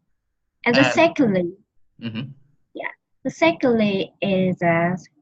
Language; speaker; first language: English; non-native, learner; Vietnamese